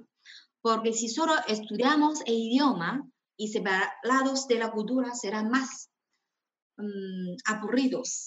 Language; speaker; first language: Spanish; non-native, fluent; Chinese